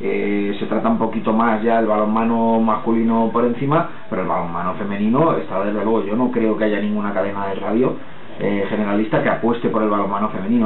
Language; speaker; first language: Spanish; native; Spanish